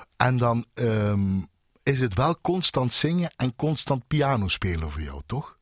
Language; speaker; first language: Dutch; native; Dutch